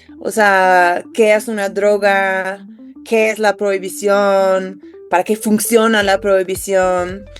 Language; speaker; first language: Spanish; non-native, fluent; English